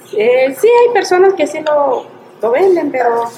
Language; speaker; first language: Spanish; native; Spanish